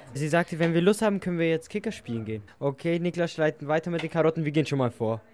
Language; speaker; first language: German; native; German